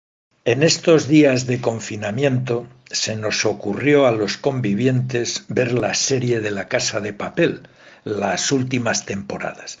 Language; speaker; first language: Spanish; native; Spanish